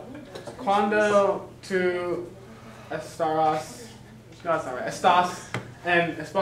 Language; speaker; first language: Spanish; non-native, learner; English